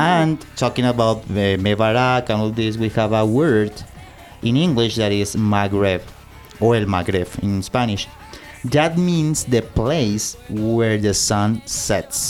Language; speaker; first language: English; non-native, fluent; Spanish